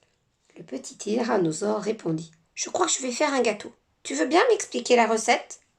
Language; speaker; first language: French; native; French